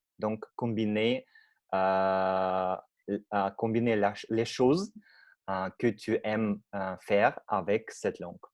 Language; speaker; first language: French; non-native, learner; Russian